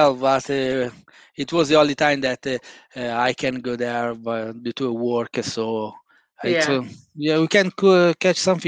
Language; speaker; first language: English; non-native, fluent; Italian